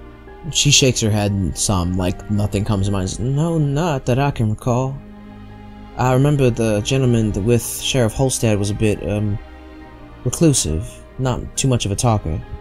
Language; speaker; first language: English; native; English